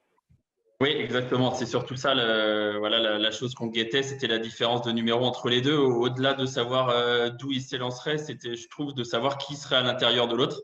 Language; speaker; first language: French; native; French